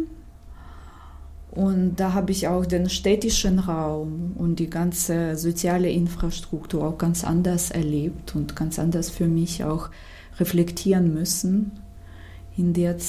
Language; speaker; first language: German; non-native, fluent; Ukrainian